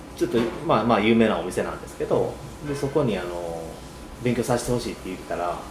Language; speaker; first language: Japanese; native; Japanese